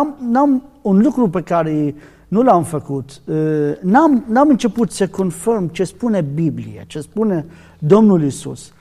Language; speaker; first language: Romanian; non-native, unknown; Arabic